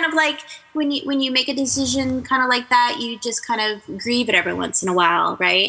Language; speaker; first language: English; native; English